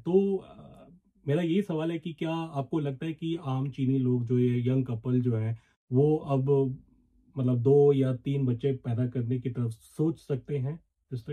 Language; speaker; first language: Hindi; native; Hindi